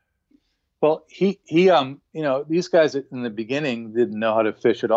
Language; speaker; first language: English; native; English